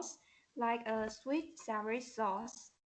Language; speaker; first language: English; non-native, learner; Chinese